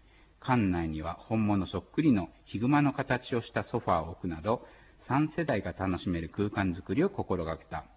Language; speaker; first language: Japanese; native; Japanese